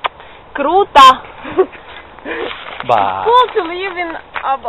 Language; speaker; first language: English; non-native, learner; Russian